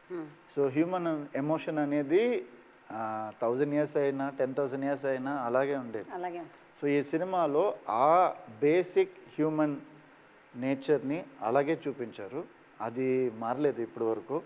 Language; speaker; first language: Telugu; early bilingual, heritage; Telugu